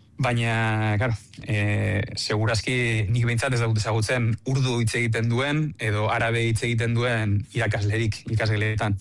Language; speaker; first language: Basque; native; Basque